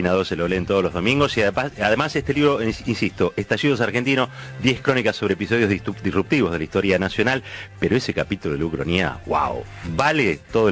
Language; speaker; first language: Spanish; native; Spanish